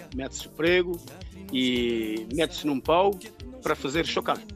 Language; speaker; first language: Portuguese; non-native, local second language; Kabuverdianu